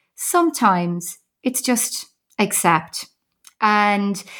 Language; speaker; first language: English; native; English